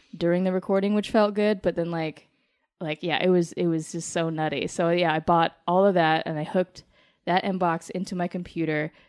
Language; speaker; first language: English; native; English